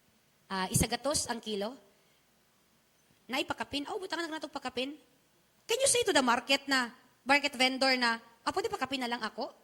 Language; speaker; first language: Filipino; non-native, local second language; Chavacano